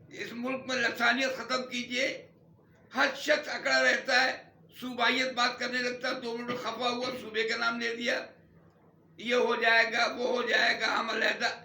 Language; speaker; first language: Urdu; native; Urdu